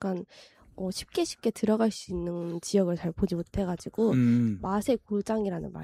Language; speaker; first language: Korean; native; Korean